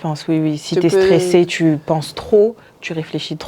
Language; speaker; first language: French; native; French